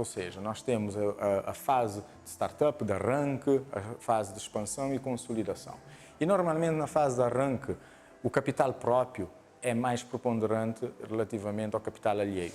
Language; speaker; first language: Portuguese; non-native, local second language; Kabuverdianu